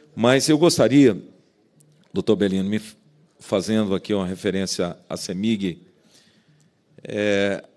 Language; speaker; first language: Portuguese; native; Portuguese